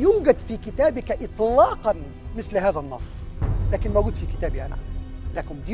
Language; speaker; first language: Arabic; native; Arabic